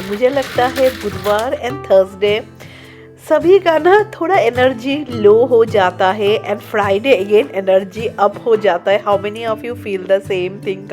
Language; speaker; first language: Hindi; non-native, local second language; Bangla